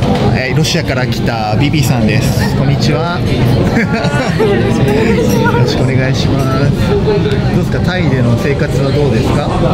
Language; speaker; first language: Japanese; native; Japanese